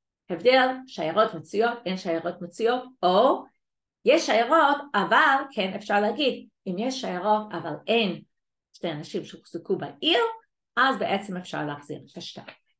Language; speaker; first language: Hebrew; non-native, fluent; English